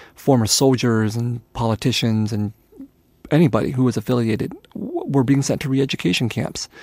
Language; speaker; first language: English; early bilingual, other home language; Vietnamese